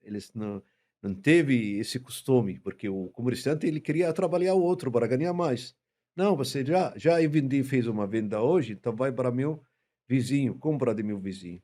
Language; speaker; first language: Portuguese; non-native, fluent; Arabic